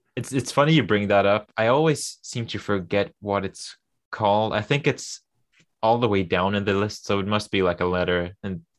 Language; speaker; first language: English; non-native, fluent; Swedish